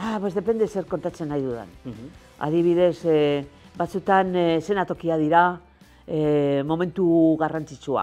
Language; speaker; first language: Basque; non-native, local second language; Spanish